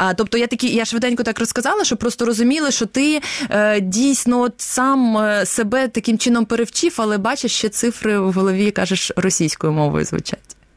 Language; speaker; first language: Ukrainian; non-native, local second language; Russian